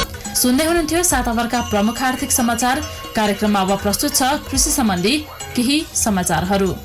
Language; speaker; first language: Nepali; native; Nepali